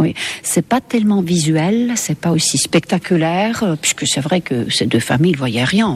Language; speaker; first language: French; non-native, fluent; Estonian